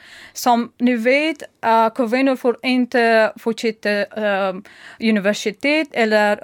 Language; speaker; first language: Swedish; non-native, learner; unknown